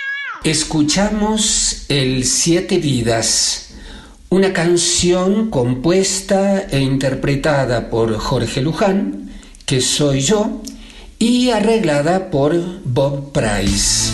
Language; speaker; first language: Spanish; native; Spanish